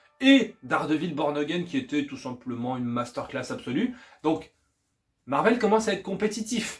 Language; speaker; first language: French; native; French